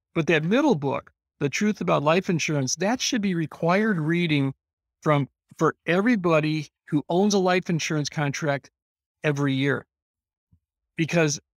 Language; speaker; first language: English; native; English